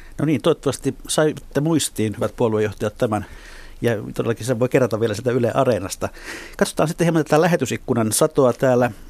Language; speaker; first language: Finnish; native; Finnish